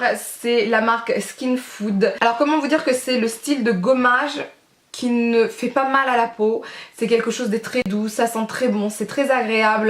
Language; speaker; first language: French; native; French